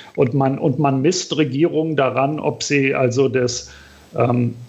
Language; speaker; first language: German; native; German